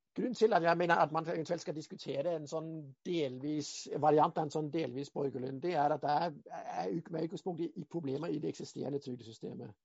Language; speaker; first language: Norwegian; native; Norwegian